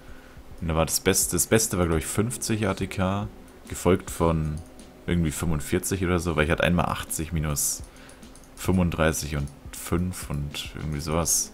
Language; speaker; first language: German; native; German